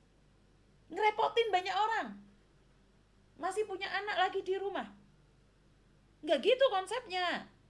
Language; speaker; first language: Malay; non-native, local second language; Javanese